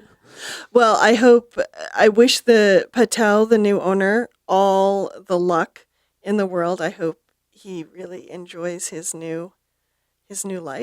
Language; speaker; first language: English; native; English